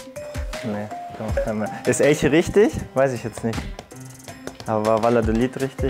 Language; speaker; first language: German; native; German